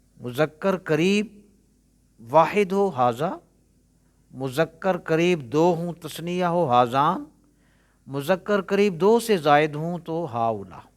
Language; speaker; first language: Urdu; non-native, local second language; Punjabi